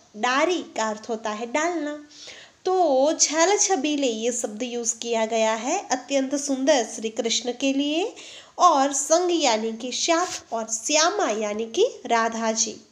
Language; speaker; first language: Hindi; non-native, local second language; Gujarati